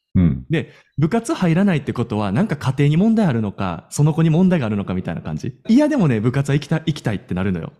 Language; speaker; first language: Japanese; native; Japanese